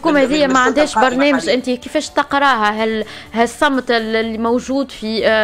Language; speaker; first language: Arabic; native; Arabic